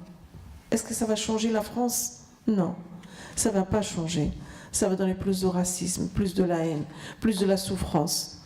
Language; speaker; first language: French; non-native, fluent; Arabic